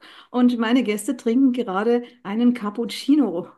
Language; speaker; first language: German; native; German